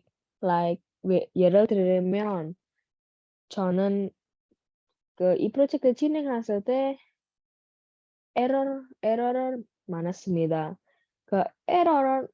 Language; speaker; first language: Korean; non-native, learner; Indonesian